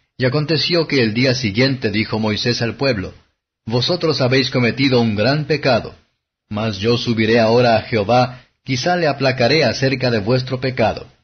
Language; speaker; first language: Spanish; non-native, fluent; Portuguese